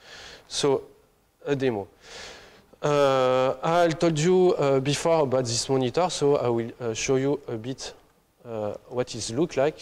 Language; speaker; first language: English; non-native, fluent; French